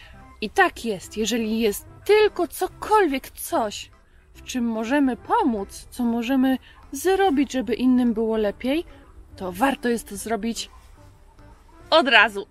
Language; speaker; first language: Polish; native; Polish